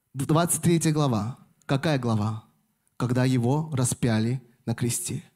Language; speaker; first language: Russian; non-native, fluent; Korean